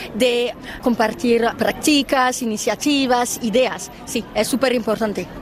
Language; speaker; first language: Spanish; non-native, fluent; French